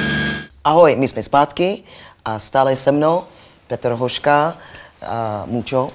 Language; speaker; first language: Czech; non-native, learner; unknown